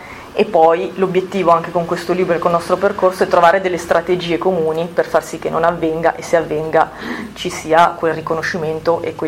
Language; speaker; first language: Italian; native; Italian